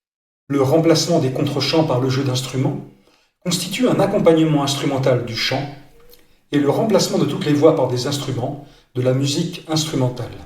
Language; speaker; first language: French; native; French